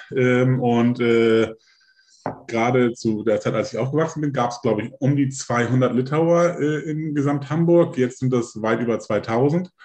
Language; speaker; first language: German; early bilingual, other home language; Lithuanian